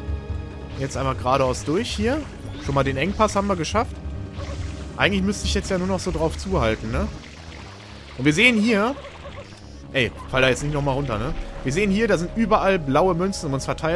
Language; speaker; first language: German; native; German